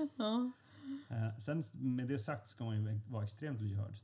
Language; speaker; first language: Swedish; native; Swedish